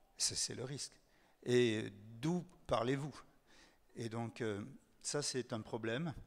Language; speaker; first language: French; native; French